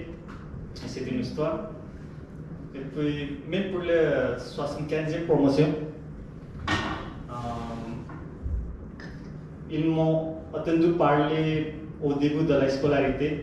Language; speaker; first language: French; non-native, fluent; Nepali